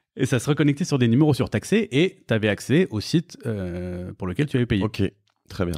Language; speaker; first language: French; native; French